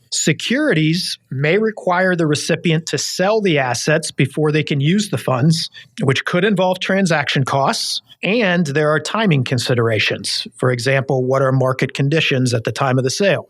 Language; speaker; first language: English; native; English